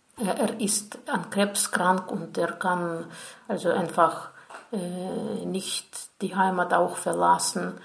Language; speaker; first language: German; non-native, fluent; Russian